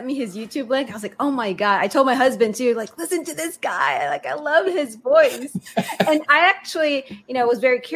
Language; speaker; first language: English; non-native, local second language; Filipino